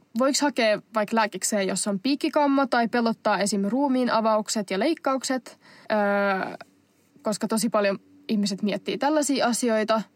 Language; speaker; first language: Finnish; non-native, local second language; Swedish